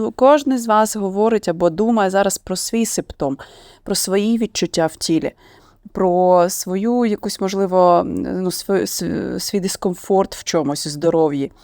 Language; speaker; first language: Ukrainian; non-native, local second language; Russian